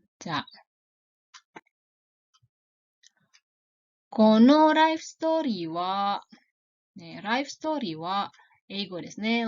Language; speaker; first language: Japanese; non-native, fluent; Indonesian